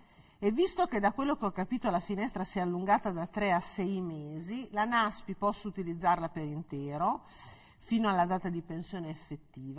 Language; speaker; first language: Italian; native; Italian